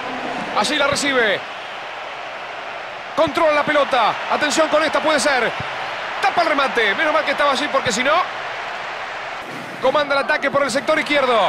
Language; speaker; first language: Spanish; native; Spanish